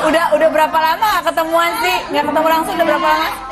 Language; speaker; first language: Indonesian; native; Indonesian